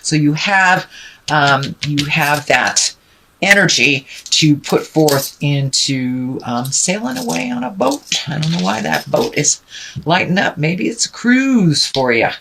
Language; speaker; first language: English; native; English